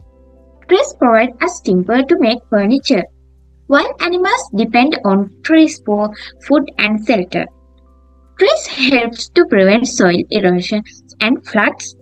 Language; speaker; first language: English; non-native, learner; Sinhala